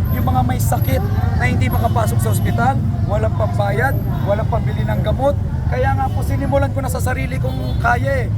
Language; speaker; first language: Filipino; native; Filipino